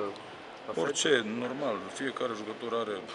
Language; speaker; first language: Romanian; non-native, learner; Serbian